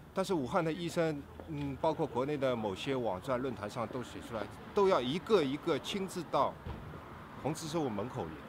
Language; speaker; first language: Chinese; native; Chinese